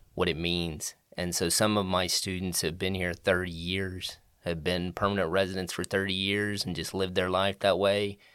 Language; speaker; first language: English; native; English